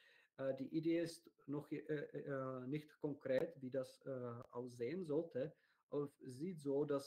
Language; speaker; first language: German; non-native, learner; Czech